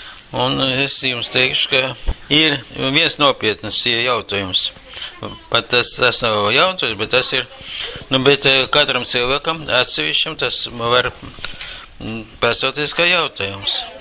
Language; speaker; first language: Latvian; non-native, local second language; Russian